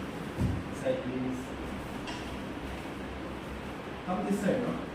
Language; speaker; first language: English; non-native, local second language; Telugu